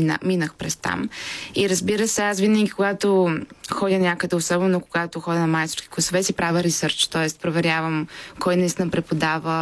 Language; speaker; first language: Bulgarian; native; Bulgarian